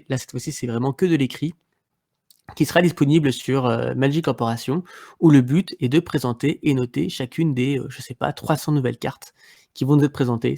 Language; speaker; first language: French; native; French